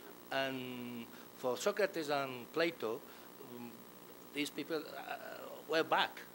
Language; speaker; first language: English; non-native, learner; Catalan